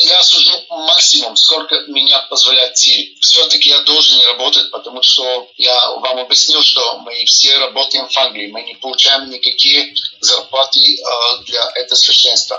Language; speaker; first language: Russian; non-native, learner; Bulgarian